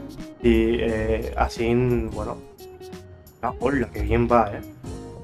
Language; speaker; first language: Spanish; native; Spanish